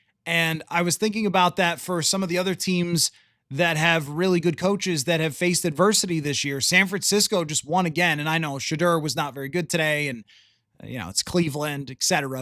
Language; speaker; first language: English; native; English